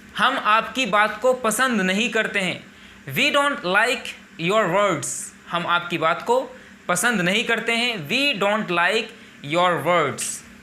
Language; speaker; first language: Urdu; native; Urdu